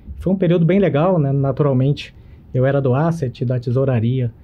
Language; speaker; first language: Portuguese; native; Portuguese